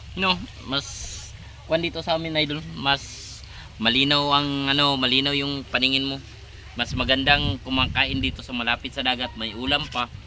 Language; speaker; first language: Filipino; non-native, local second language; Cebuano